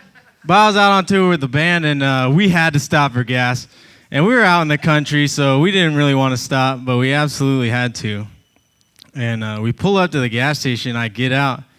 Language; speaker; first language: English; native; English